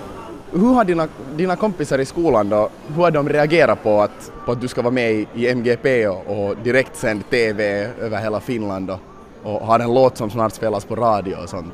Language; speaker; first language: Swedish; native; Swedish